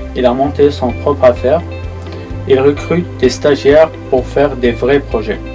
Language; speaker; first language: French; non-native, local second language; Arabic